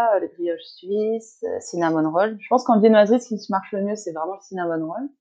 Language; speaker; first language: French; native; French